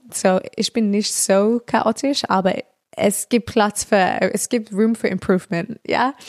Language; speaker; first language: German; non-native, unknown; English